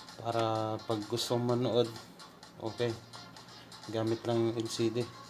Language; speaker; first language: Filipino; non-native, local second language; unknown